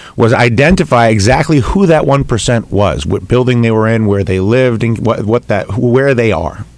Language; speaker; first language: English; native; English